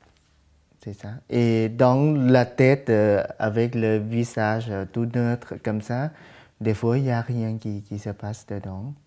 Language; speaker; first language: French; non-native, fluent; Thai